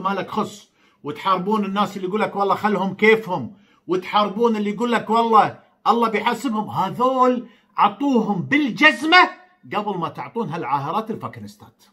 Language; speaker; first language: Arabic; native; Arabic